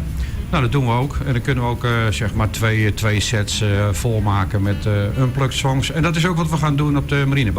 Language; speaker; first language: Dutch; native; Dutch